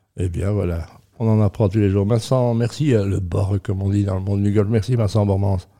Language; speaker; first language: French; native; French